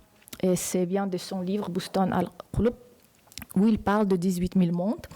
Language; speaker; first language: French; non-native, fluent; Uzbek